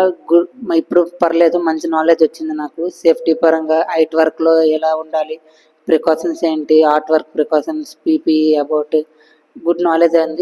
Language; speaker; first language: Telugu; native; Telugu